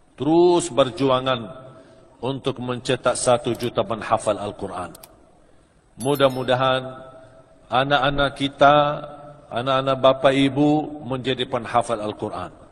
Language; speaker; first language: Malay; non-native, fluent; Arabic